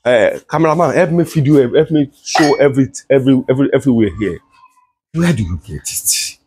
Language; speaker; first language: English; non-native, local second language; Yoruba